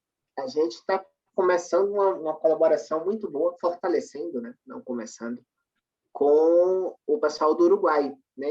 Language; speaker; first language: Portuguese; native; Portuguese